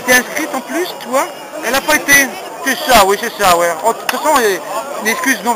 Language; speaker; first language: French; native; French